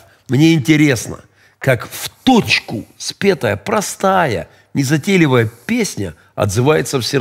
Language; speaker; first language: Russian; native; Russian